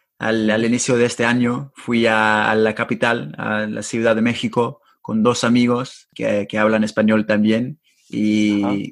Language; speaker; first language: Spanish; non-native, fluent; English